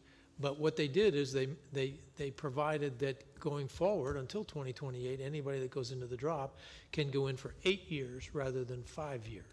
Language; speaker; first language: English; native; English